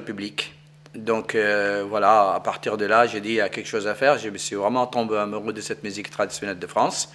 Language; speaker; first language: French; non-native, fluent; Arabic